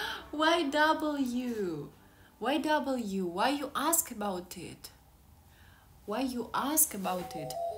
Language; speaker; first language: English; non-native, learner; Russian